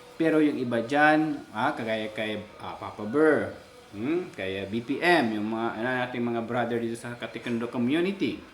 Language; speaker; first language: Filipino; non-native, local second language; Cebuano